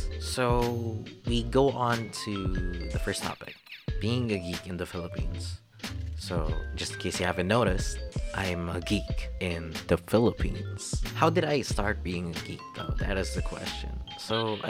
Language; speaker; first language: English; non-native, local second language; Filipino